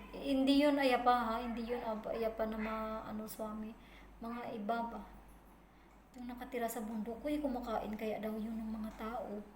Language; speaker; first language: Filipino; non-native, local second language; Hiligaynon